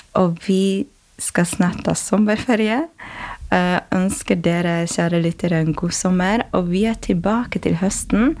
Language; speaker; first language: Norwegian; non-native, fluent; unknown